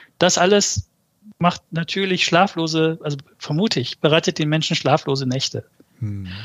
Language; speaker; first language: German; early bilingual, other home language; Turkish